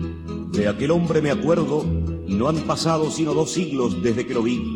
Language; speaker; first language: Spanish; native; Spanish